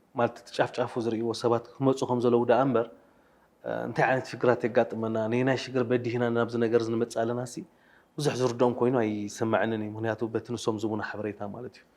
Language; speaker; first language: Tigrinya; native; Tigrinya